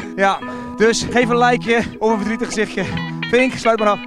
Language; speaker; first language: Dutch; native; Dutch